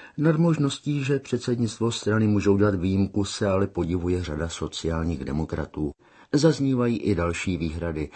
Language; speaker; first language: Czech; native; Czech